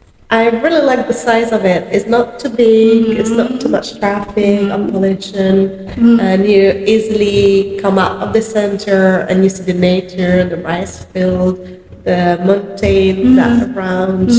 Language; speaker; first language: English; non-native, fluent; French